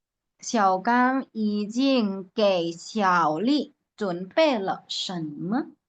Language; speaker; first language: Chinese; non-native, fluent; Indonesian